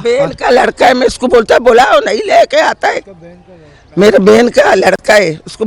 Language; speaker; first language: Hindi; non-native, local second language; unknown